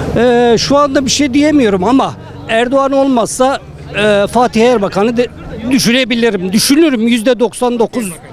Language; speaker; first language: Turkish; native; Turkish